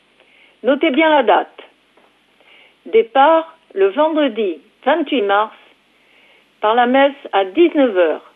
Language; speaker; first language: French; native; French